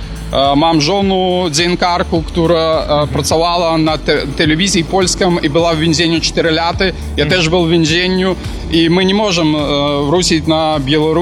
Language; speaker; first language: Polish; non-native, learner; Belarusian